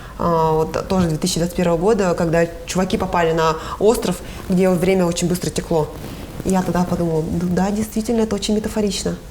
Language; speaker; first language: Russian; native; Russian